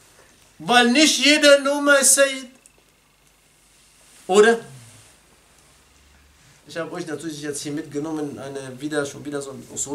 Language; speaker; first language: German; non-native, fluent; Arabic